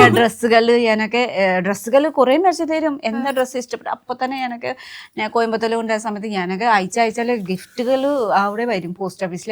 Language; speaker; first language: Malayalam; non-native, fluent; Nepali